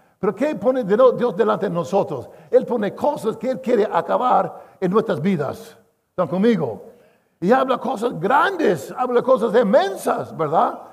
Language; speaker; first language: Spanish; non-native, fluent; English